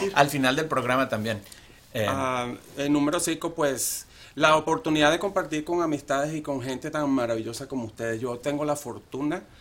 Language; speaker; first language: Spanish; native; Spanish